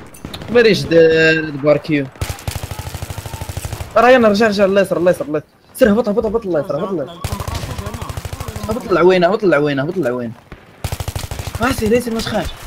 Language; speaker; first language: Arabic; native; Arabic